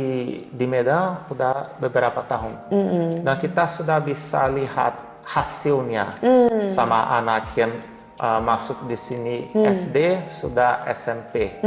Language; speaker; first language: Indonesian; non-native, learner; Portuguese